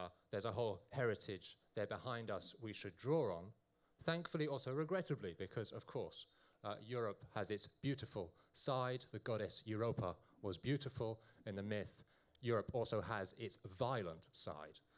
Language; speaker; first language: English; native; English